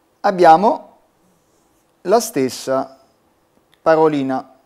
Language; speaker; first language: Italian; native; Italian